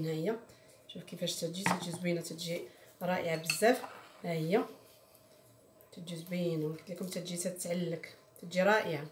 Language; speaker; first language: Arabic; native; Arabic